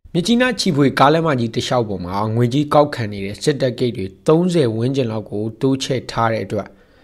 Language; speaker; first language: Burmese; non-native, local second language; Kachin